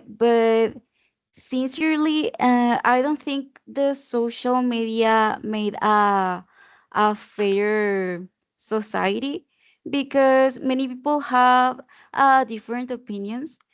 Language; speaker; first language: English; non-native, learner; Spanish